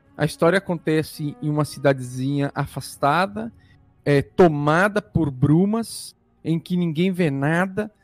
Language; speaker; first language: Portuguese; early bilingual, other home language; Italian